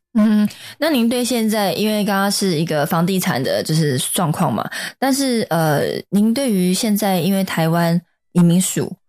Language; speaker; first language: Chinese; native; Chinese